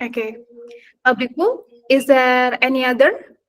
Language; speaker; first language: English; non-native, fluent; Indonesian